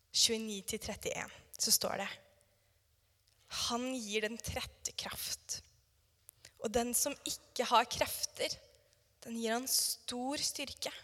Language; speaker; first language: Norwegian; native; Norwegian